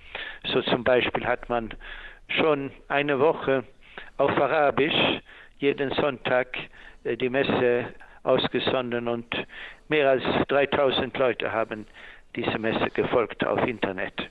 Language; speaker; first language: German; non-native, fluent; Swedish